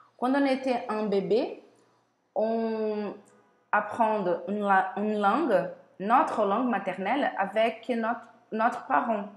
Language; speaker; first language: French; non-native, learner; Portuguese